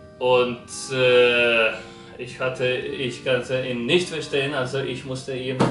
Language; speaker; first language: German; non-native, learner; Polish